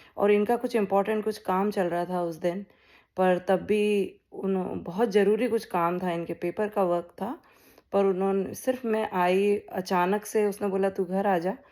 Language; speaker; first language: Hindi; native; Hindi